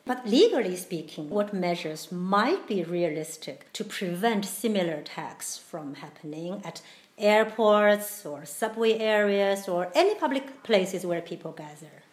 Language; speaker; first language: English; non-native, fluent; Chinese